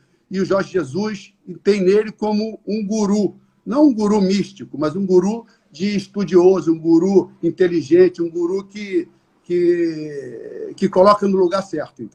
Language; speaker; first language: Portuguese; native; Portuguese